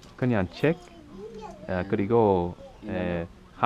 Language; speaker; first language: Korean; non-native, learner; English